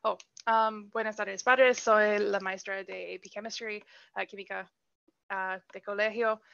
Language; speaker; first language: Spanish; non-native, learner; English